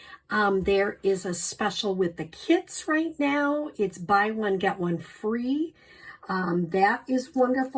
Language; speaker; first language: English; native; English